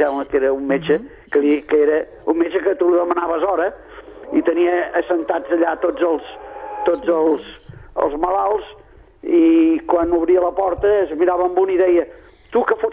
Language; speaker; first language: Catalan; native; Catalan